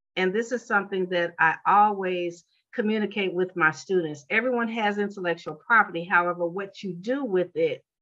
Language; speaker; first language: English; native; English